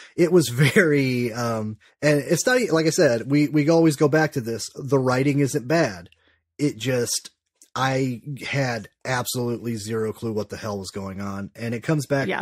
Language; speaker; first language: English; native; English